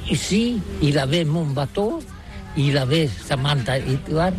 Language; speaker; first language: French; non-native, learner; Catalan